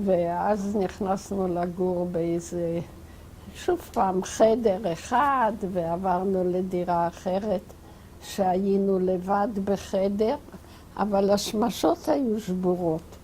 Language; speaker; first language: Hebrew; non-native, fluent; Yiddish